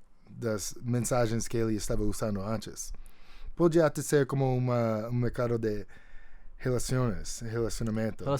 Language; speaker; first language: Portuguese; non-native, fluent; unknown